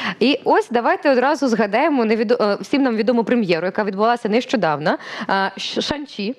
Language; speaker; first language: Ukrainian; native; Ukrainian